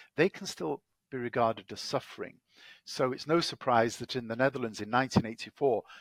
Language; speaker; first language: English; native; English